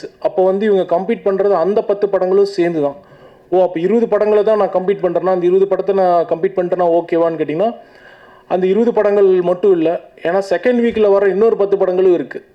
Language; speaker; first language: Tamil; native; Tamil